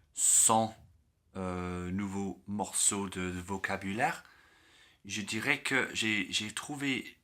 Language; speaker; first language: French; non-native, learner; English